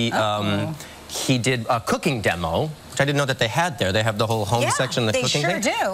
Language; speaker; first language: English; native; English